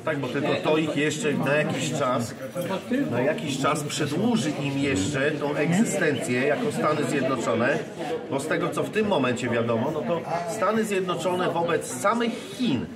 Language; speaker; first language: Polish; native; Polish